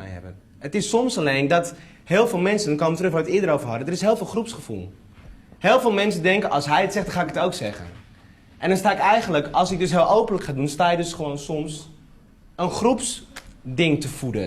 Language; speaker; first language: Dutch; native; Dutch